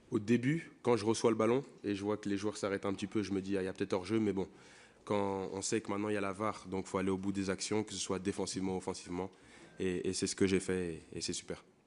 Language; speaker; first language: French; native; French